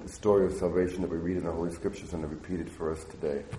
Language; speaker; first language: English; native; English